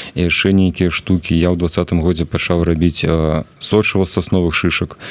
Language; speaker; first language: Belarusian; non-native, local second language; Russian